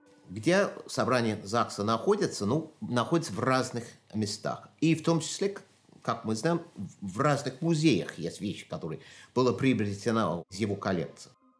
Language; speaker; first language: Russian; non-native, fluent; English